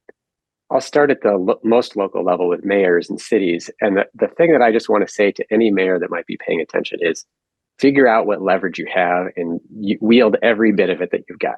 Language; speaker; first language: English; native; English